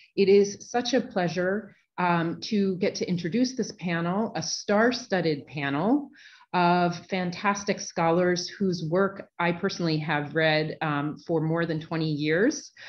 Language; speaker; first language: English; native; English